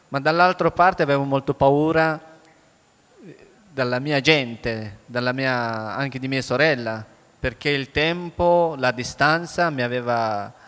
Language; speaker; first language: Italian; early bilingual, other home language; Persian